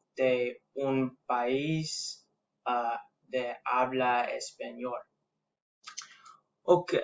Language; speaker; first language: Spanish; non-native, learner; English